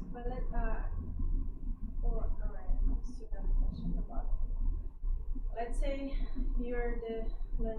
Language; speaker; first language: English; non-native, learner; Portuguese